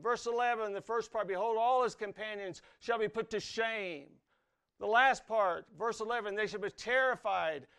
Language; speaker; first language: English; native; English